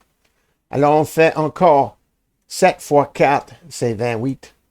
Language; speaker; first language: French; non-native, learner; English